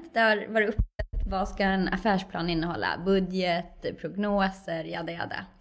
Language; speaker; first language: Swedish; native; Swedish